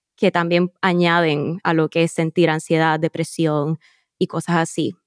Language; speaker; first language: Spanish; native; Spanish